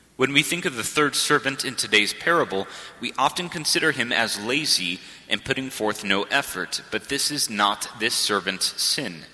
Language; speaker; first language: English; native; English